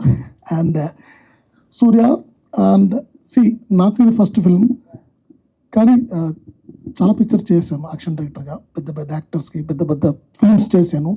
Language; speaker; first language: Telugu; non-native, learner; Tamil